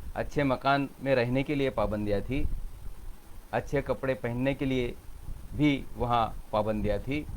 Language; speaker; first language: Hindi; non-native, local second language; Marathi